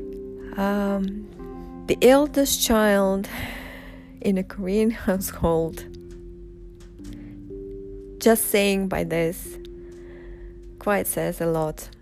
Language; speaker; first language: English; non-native, fluent; Russian